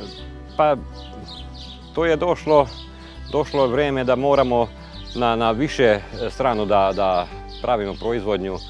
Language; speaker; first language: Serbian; non-native, local second language; Hungarian